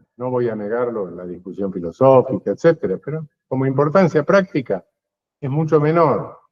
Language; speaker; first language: Spanish; native; Spanish